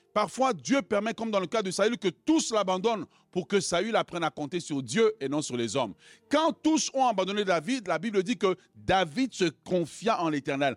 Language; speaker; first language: French; non-native, local second language; Lingala